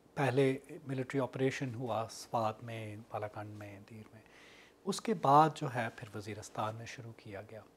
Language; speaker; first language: Urdu; native; Urdu